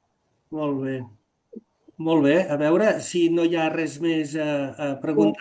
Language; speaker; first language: Catalan; native; Catalan